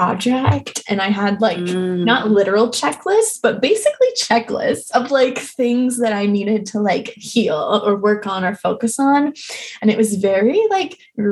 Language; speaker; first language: English; native; English